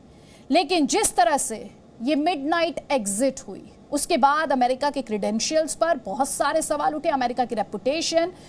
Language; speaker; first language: Hindi; native; Hindi